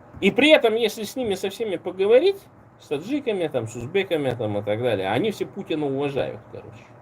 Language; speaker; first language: Russian; native; Russian